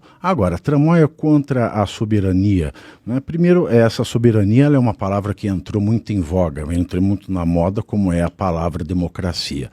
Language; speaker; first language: Portuguese; native; Portuguese